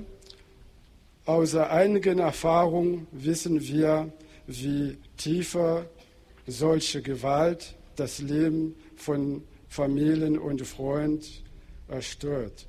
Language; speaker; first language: German; non-native, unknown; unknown